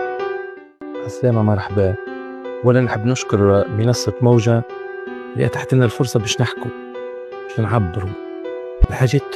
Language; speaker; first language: Arabic; native; Arabic